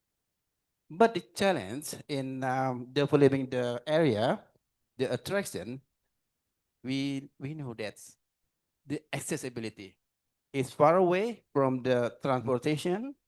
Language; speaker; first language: English; non-native, learner; Indonesian